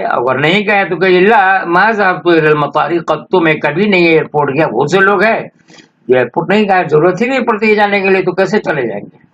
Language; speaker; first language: Urdu; native; Urdu